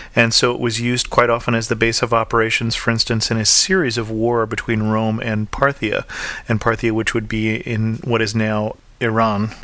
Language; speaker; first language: English; native; English